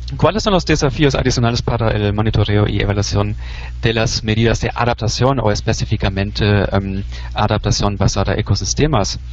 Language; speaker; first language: Spanish; non-native, fluent; German